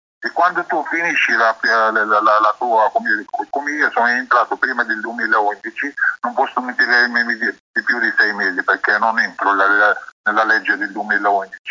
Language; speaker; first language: Italian; non-native, learner; Arabic